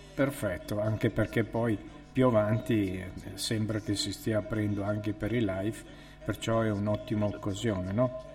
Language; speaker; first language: Italian; native; Italian